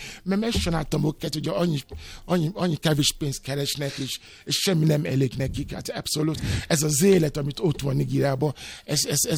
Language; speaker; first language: Hungarian; non-native, learner; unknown